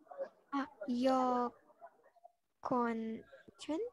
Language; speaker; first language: Korean; non-native, learner; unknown